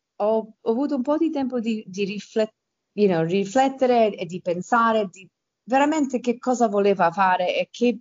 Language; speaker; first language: Italian; early bilingual, heritage; Italian